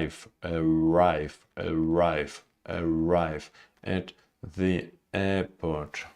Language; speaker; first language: English; non-native, learner; Russian